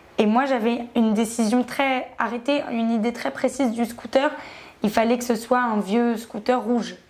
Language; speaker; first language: French; native; French